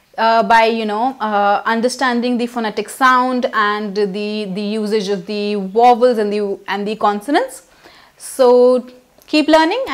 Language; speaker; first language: English; non-native, local second language; Hindi